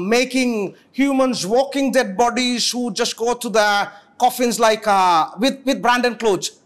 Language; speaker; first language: English; non-native, local second language; Sinhala